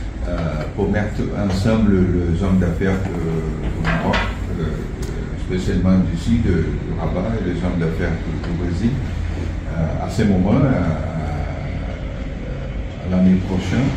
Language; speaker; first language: French; non-native, learner; Portuguese